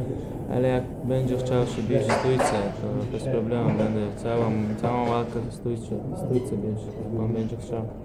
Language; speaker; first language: Polish; non-native, learner; Chechen